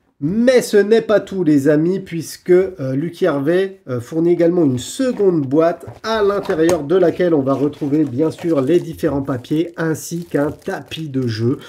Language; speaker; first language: French; native; French